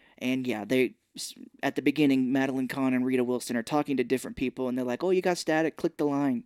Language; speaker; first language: English; native; English